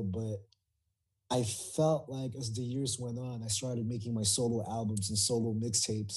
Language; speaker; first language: English; early bilingual, other home language; Filipino